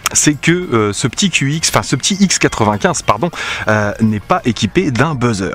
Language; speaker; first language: French; native; French